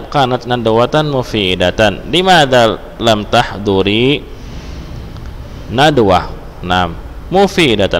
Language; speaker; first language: Arabic; non-native, fluent; Indonesian